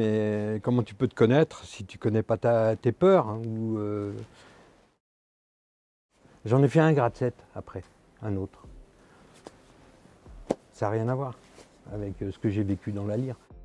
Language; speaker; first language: French; native; French